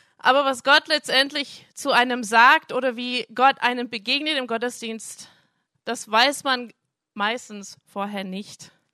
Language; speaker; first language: German; non-native, fluent; English